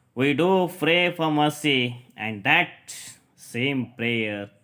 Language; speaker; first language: English; non-native, local second language; Kannada